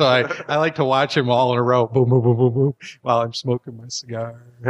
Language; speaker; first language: English; native; English